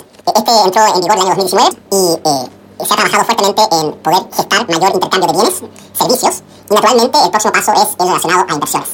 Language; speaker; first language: Spanish; native; Spanish